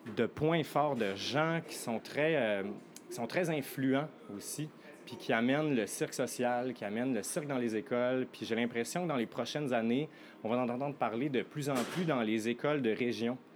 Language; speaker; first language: French; native; French